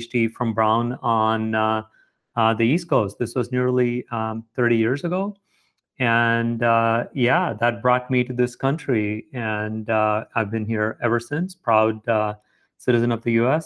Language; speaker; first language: English; non-native, local second language; Tamil